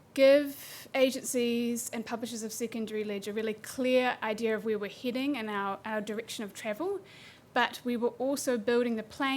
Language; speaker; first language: English; native; English